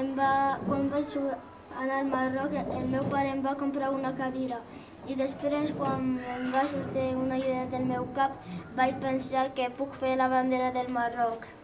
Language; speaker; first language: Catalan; early bilingual, other home language; Arabic